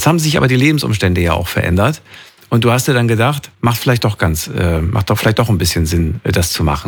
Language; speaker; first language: German; native; German